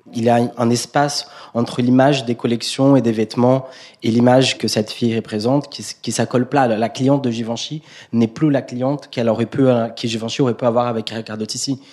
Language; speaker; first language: French; non-native, fluent; Portuguese